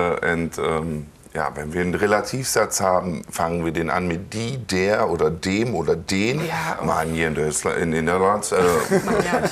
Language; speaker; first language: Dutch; non-native, learner; German